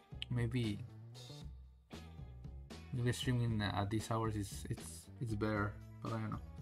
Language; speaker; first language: English; non-native, learner; Spanish